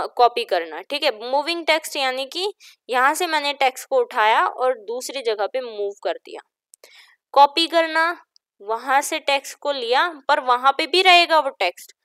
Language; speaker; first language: Hindi; native; Hindi